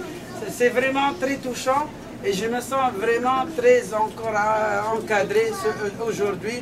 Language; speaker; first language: French; non-native, learner; Arabic